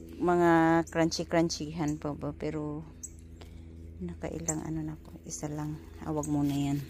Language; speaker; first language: Filipino; non-native, local second language; Masbatenyo